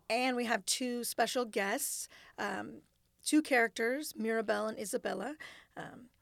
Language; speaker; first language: English; native; English